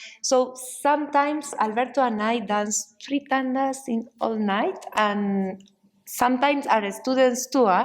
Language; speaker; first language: English; non-native, learner; Spanish